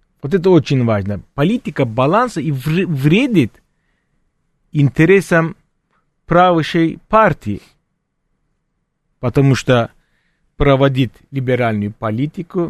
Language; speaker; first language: Russian; non-native, fluent; Turkish